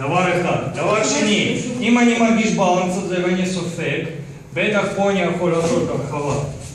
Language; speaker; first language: Hebrew; non-native, fluent; Russian